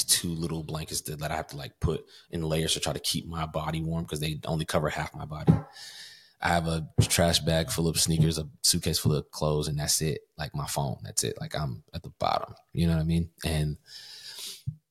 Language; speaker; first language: English; native; English